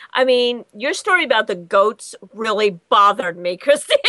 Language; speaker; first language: English; native; English